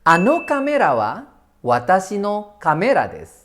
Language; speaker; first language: Japanese; non-native, fluent; Indonesian